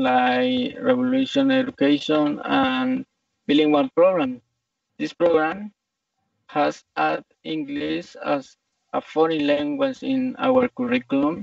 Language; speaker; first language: English; non-native, learner; Spanish